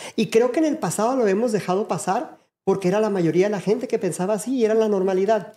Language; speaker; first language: Spanish; native; Spanish